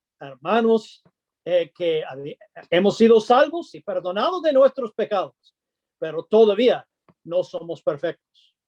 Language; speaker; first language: Spanish; non-native, fluent; English